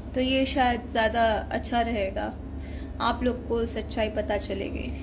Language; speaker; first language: Hindi; non-native, local second language; Gujarati